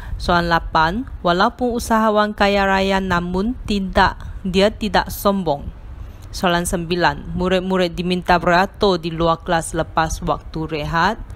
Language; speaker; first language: Malay; native; Malay